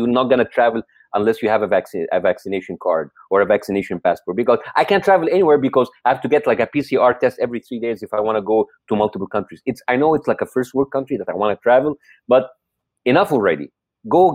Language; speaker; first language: English; non-native, fluent; Arabic